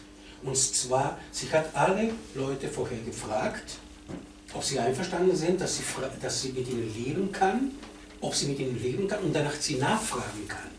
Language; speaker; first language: German; non-native, fluent; Spanish